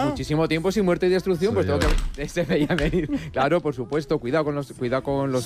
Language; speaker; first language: Spanish; native; Spanish